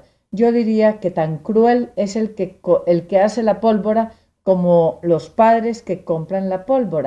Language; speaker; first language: Spanish; native; Spanish